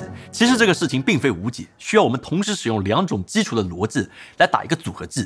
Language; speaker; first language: Chinese; native; Chinese